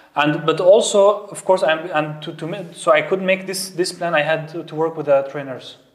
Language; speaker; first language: English; non-native, fluent; Arabic